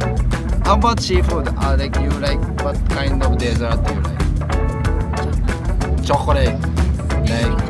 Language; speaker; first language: English; non-native, learner; Japanese